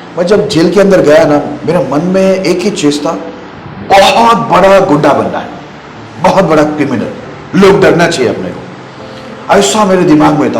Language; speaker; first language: Hindi; non-native, local second language; Marathi